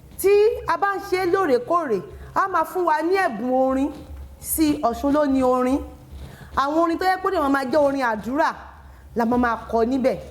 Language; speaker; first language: Yoruba; native; Yoruba